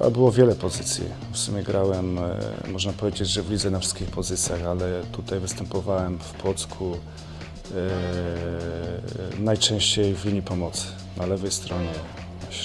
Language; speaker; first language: Polish; native; Polish